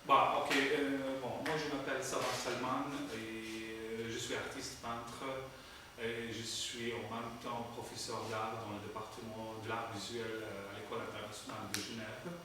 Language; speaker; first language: French; non-native, fluent; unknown